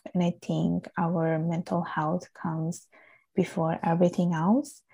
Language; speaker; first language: English; non-native, fluent; Italian